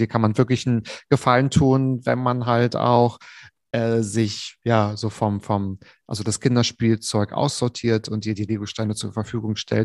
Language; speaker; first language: German; native; German